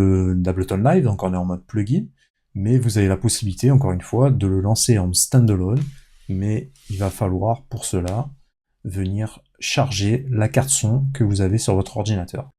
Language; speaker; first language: French; native; French